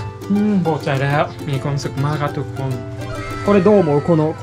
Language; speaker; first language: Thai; non-native, learner; Japanese